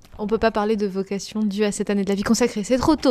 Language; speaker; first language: French; native; French